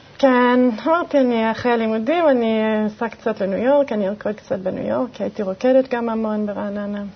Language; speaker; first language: Hebrew; early bilingual, other home language; English